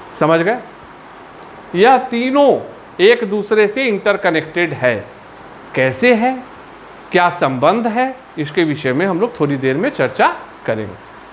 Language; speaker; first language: Hindi; native; Hindi